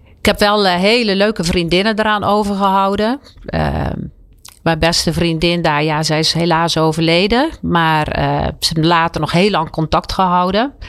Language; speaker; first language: Dutch; native; Dutch